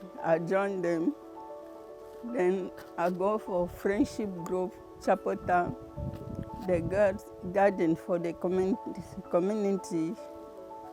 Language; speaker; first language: English; non-native, learner; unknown